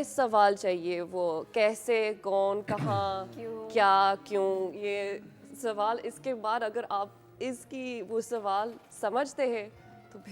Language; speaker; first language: Hindi; non-native, learner; English